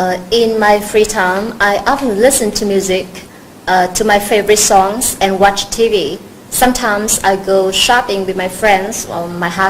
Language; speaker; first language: English; non-native, learner; Vietnamese